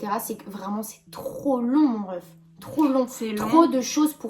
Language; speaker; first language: French; native; French